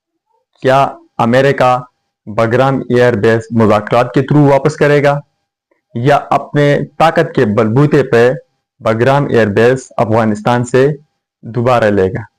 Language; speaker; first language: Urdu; non-native, fluent; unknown